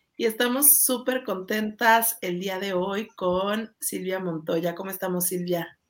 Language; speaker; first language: Spanish; native; Spanish